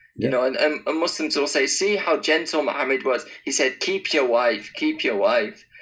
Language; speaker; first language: English; native; English